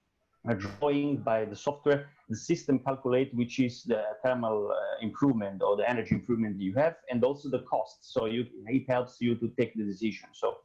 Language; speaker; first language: English; non-native, fluent; Italian